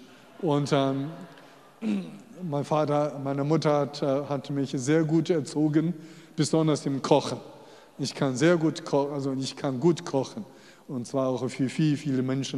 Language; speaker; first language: German; non-native, fluent; Chinese